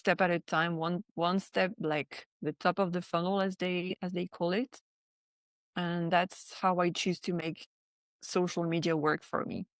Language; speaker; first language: English; non-native, fluent; French